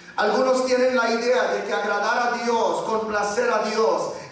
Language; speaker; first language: Spanish; early bilingual, heritage; Spanish